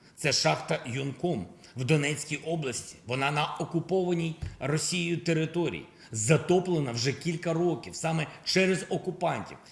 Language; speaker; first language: Ukrainian; non-native, local second language; Russian